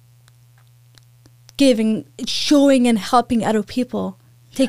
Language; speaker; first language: English; non-native, fluent; Persian